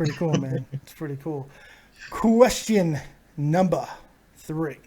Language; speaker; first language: English; native; English